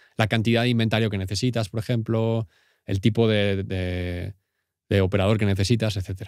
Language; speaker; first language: Spanish; native; Spanish